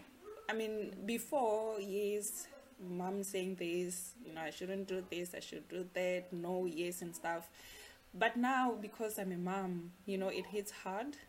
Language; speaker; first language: English; non-native, local second language; Venda